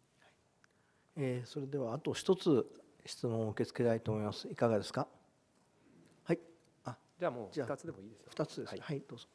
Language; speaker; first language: Japanese; native; Japanese